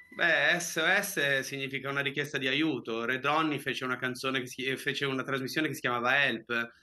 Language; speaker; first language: Italian; native; Italian